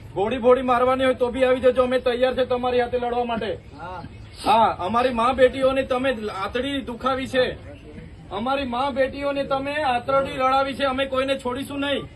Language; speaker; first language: Gujarati; non-native, local second language; Vasavi